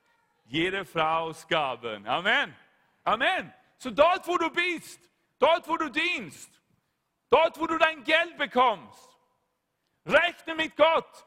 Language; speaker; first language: German; non-native, fluent; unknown